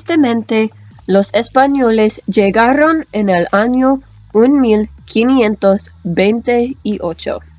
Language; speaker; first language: Spanish; non-native, learner; English